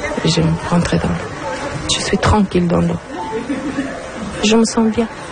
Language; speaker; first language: French; non-native, learner; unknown